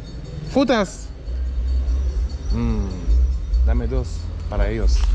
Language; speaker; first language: Spanish; non-native, fluent; French